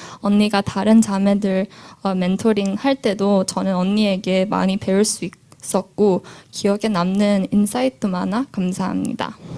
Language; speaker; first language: Korean; early bilingual, heritage; Korean